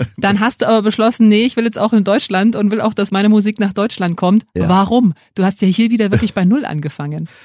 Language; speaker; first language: German; native; German